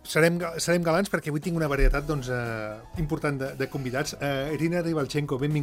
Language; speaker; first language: Catalan; native; Catalan